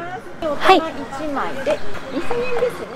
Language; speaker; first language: Japanese; native; Japanese